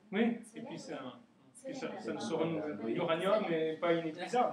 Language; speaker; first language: French; native; French